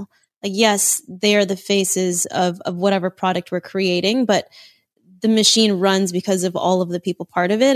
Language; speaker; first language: English; native; English